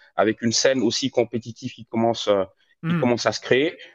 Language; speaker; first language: French; non-native, local second language; Wolof